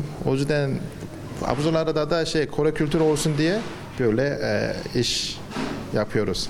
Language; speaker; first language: Turkish; non-native, learner; Korean